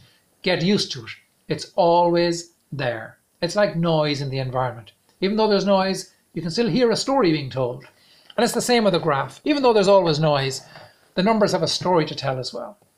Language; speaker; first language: English; native; English